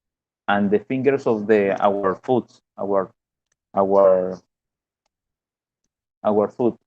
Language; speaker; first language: English; non-native, learner; Spanish